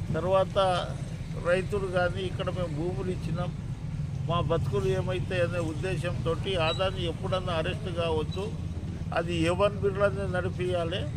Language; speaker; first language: Telugu; non-native, local second language; Lambadi